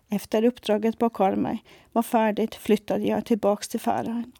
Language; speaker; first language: Swedish; non-native, fluent; Faroese